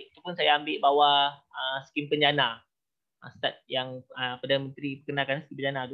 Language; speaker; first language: Malay; native; Malay